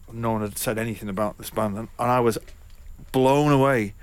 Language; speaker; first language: English; native; English